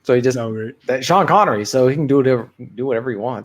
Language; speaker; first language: English; native; English